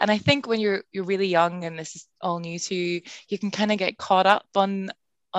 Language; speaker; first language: English; native; English